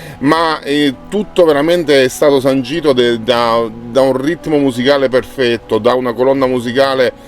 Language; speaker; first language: Italian; native; Italian